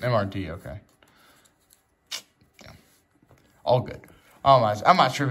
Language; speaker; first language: English; native; English